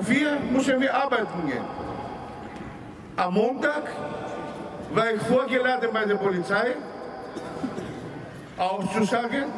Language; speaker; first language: German; non-native, fluent; Greek